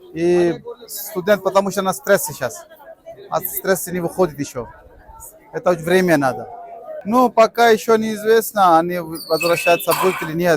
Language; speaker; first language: Russian; non-native, learner; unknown